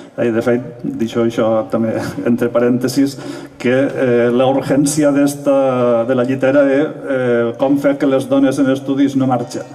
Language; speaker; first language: Catalan; native; Catalan